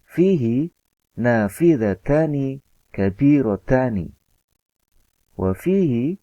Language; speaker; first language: Arabic; non-native, fluent; Indonesian